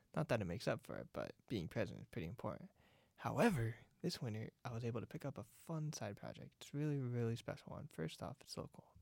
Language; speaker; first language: English; native; English